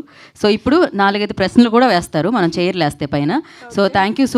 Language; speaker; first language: Telugu; native; Telugu